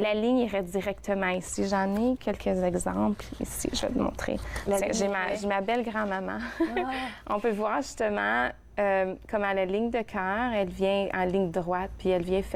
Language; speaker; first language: French; native; French